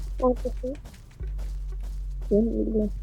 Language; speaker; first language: Turkish; native; Turkish